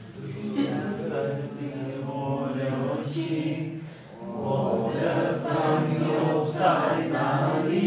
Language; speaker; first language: Chinese; non-native, learner; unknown